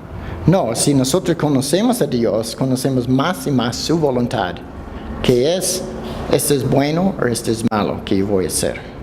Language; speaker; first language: Spanish; non-native, fluent; English